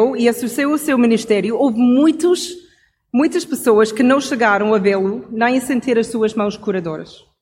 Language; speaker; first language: Portuguese; non-native, fluent; English